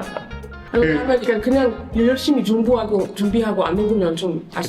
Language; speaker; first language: Korean; non-native, learner; French